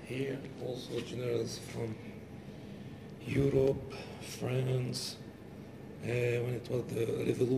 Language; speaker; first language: English; non-native, learner; Arabic